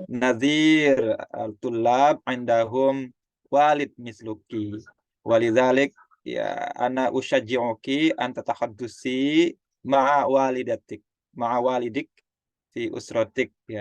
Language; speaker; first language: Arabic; non-native, fluent; Indonesian